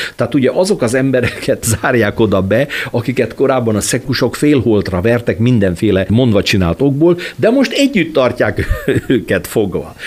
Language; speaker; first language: Hungarian; native; Hungarian